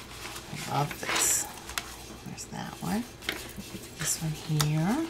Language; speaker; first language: English; native; English